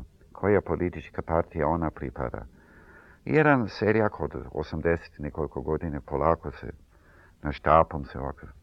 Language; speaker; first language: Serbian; early bilingual, heritage; Serbian